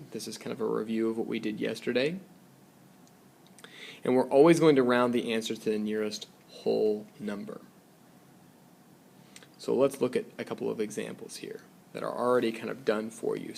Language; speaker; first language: English; native; English